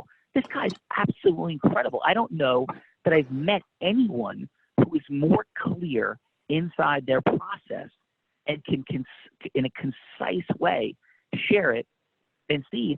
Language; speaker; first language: English; native; English